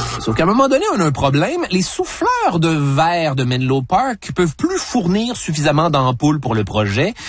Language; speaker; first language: French; native; French